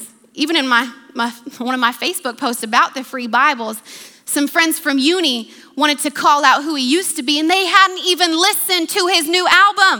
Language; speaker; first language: English; native; English